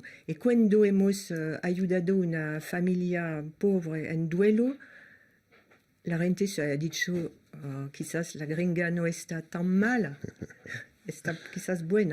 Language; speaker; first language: Spanish; non-native, learner; French